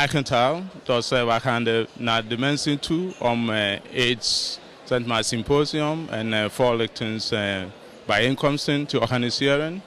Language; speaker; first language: Dutch; non-native, fluent; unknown